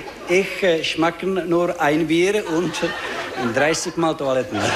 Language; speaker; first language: German; non-native, learner; Czech